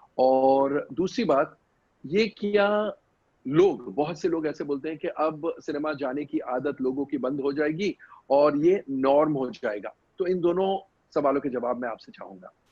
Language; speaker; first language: Hindi; native; Hindi